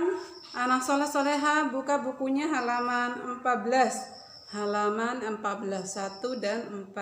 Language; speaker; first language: Indonesian; native; Indonesian